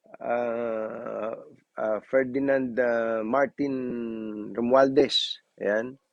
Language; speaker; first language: Filipino; native; Filipino